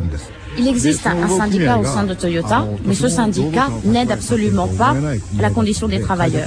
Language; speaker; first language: French; native; French